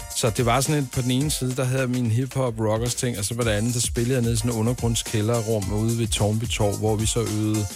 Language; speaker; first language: Danish; native; Danish